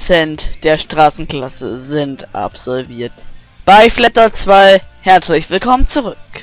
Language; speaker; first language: German; native; German